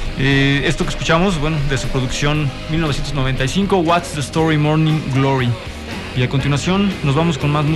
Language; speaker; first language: Spanish; native; Spanish